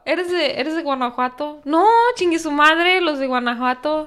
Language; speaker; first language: Spanish; early bilingual, heritage; Spanish